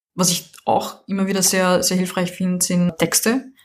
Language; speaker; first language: German; native; German